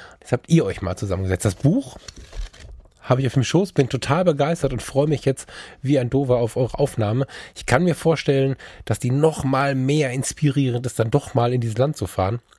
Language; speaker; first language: German; early bilingual, other home language; Turkish